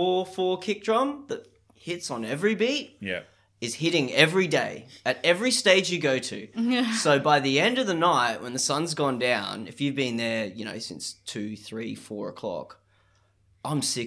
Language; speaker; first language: English; native; English